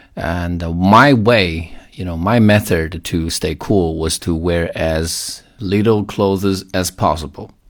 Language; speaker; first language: English; non-native, fluent; Chinese